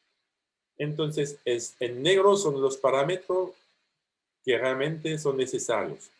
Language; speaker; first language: Spanish; non-native, fluent; French